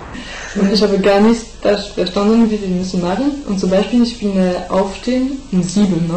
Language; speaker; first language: German; non-native, learner; French